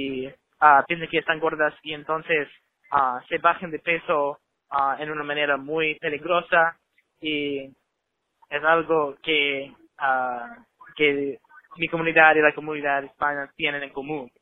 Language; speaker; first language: Spanish; non-native, learner; English